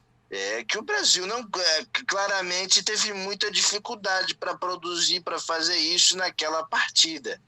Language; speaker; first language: Portuguese; native; Portuguese